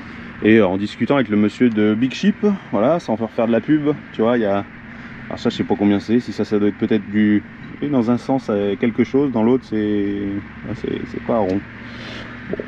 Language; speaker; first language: French; native; French